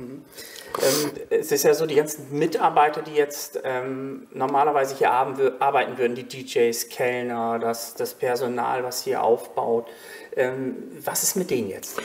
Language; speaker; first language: German; native; German